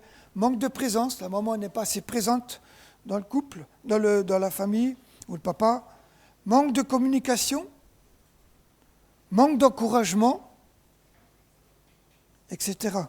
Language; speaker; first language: French; native; French